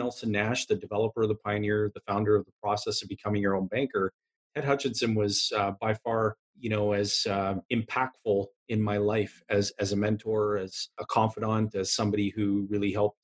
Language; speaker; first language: English; native; English